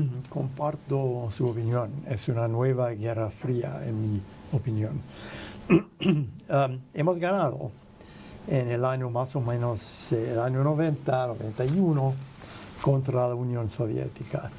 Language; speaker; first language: Spanish; non-native, fluent; English